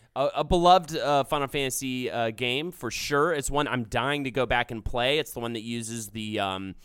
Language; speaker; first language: English; native; English